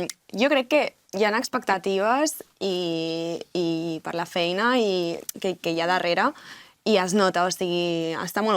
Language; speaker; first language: Catalan; non-native, local second language; Spanish